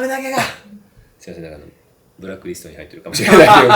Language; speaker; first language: Japanese; native; Japanese